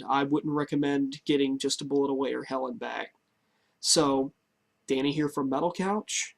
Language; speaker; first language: English; native; English